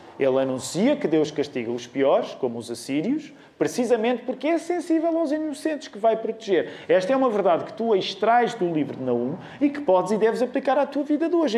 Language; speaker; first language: Portuguese; native; Portuguese